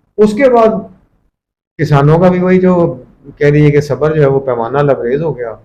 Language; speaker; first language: Urdu; non-native, local second language; Punjabi